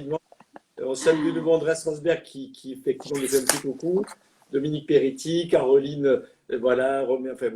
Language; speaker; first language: French; native; French